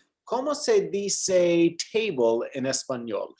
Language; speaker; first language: Spanish; non-native, fluent; English